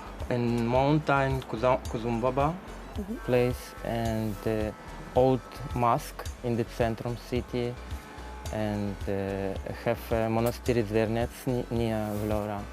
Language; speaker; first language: English; non-native, learner; Russian